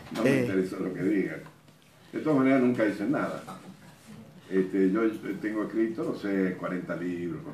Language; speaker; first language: Spanish; native; Spanish